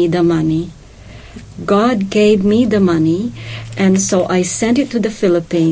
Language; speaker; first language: English; non-native, local second language; Hiligaynon